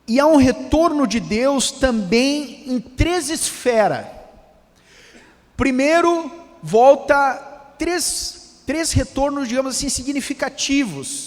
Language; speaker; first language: Portuguese; native; Portuguese